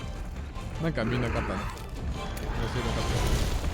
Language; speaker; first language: Japanese; non-native, learner; German